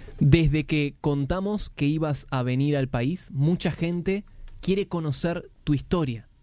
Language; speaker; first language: Spanish; native; Spanish